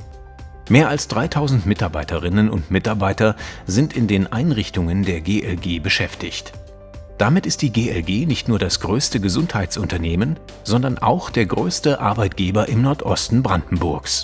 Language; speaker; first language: German; native; German